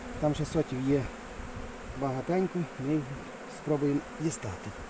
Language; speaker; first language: Ukrainian; native; Ukrainian